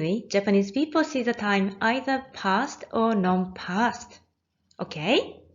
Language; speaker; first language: English; non-native, fluent; Japanese